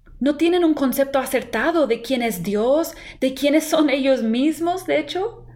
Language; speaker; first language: Spanish; non-native, fluent; English